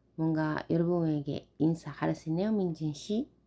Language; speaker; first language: Korean; non-native, learner; Japanese